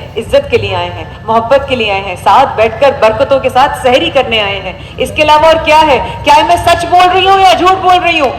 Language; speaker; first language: Urdu; native; Urdu